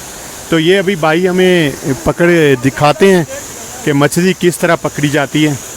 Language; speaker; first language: Hindi; non-native, local second language; Punjabi